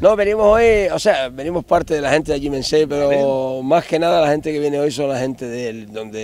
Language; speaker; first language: Spanish; native; Spanish